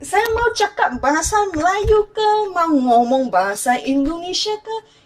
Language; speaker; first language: Indonesian; non-native, fluent; Chinese